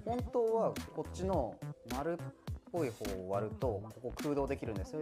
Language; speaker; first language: Japanese; native; Japanese